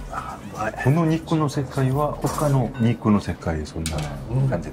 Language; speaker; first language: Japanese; non-native, fluent; Korean